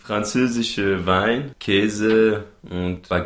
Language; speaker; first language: German; non-native, learner; French